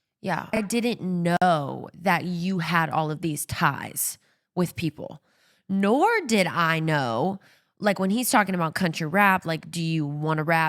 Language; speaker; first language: English; native; English